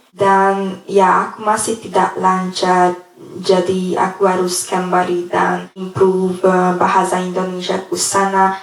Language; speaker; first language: Indonesian; non-native, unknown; Hungarian